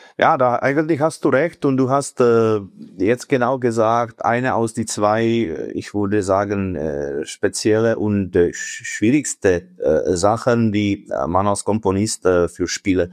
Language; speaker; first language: German; non-native, fluent; Czech